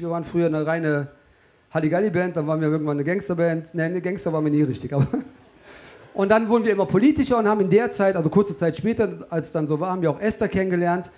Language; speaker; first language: German; early bilingual, other home language; Turkish